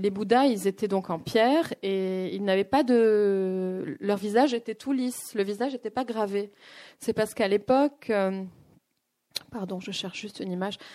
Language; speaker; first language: French; non-native, local second language; Arabic